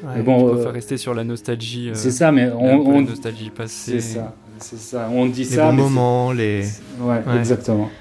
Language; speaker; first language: French; non-native, local second language; Arabic